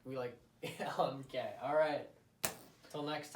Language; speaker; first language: English; native; English